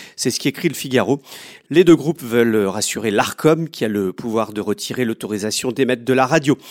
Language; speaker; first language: French; native; French